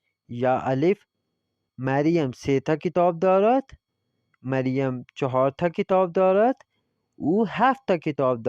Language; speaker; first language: Persian; non-native, fluent; Urdu